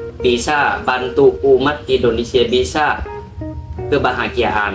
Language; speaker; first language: Indonesian; non-native, learner; Thai